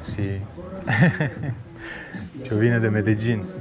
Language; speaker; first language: Spanish; non-native, learner; Turkish